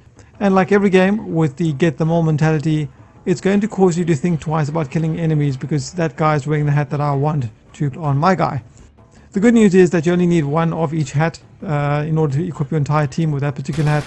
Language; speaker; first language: English; native; English